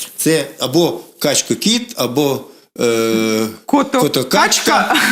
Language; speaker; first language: Ukrainian; non-native, local second language; Russian